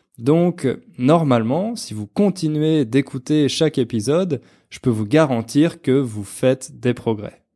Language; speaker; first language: French; native; French